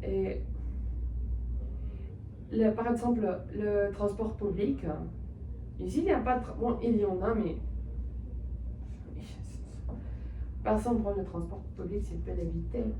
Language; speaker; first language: French; non-native, fluent; Spanish